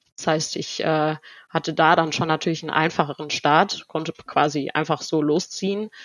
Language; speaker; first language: German; native; German